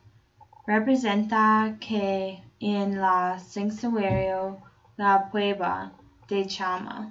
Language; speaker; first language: Spanish; non-native, learner; English